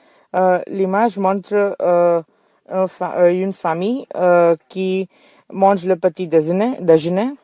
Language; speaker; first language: French; non-native, learner; English